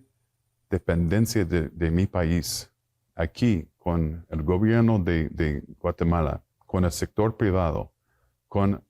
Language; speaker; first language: Spanish; non-native, fluent; English